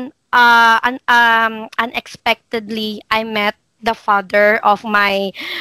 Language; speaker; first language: English; non-native, local second language; Hiligaynon